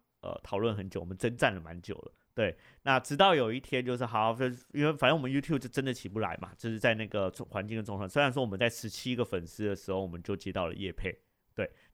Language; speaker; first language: Chinese; native; Chinese